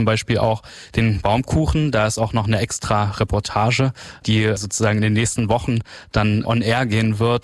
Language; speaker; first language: German; native; German